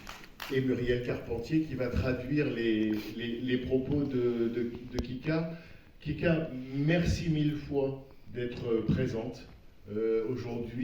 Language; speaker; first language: French; native; French